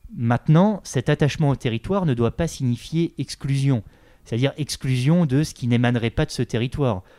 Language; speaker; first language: French; native; French